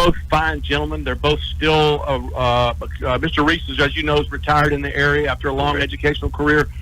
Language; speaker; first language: English; native; English